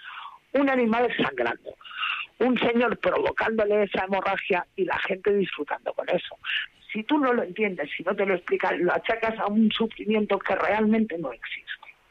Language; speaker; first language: Spanish; native; Spanish